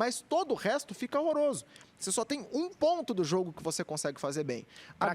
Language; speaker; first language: Portuguese; native; Portuguese